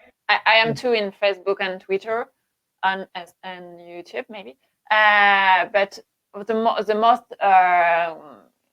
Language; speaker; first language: English; non-native, learner; French